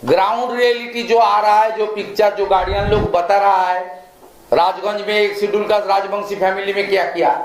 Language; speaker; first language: Hindi; non-native, local second language; Bangla